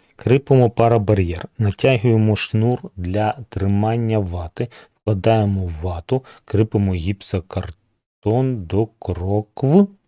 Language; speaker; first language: Ukrainian; non-native, local second language; Russian